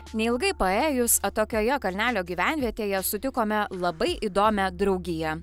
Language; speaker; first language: Lithuanian; native; Lithuanian